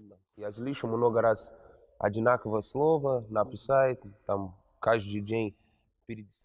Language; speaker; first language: Russian; non-native, learner; Portuguese